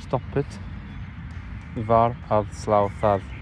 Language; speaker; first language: Swedish; non-native, learner; Cantonese